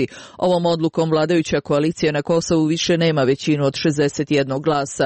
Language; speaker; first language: Croatian; native; Croatian